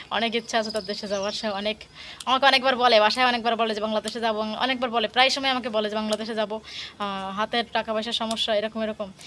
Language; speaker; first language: Bangla; native; Bangla